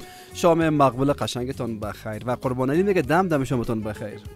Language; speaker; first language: Persian; native; Persian